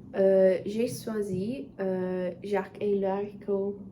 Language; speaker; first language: French; non-native, learner; English